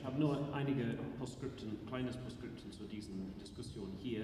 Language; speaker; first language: German; non-native, learner; English